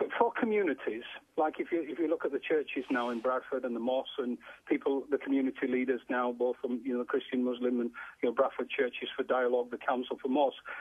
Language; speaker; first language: English; native; English